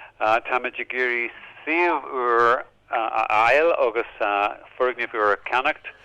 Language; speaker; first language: Irish; native; Irish